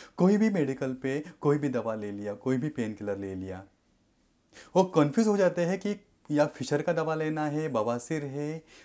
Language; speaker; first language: Hindi; non-native, local second language; Marathi